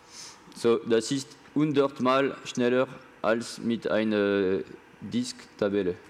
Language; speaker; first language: German; non-native, learner; French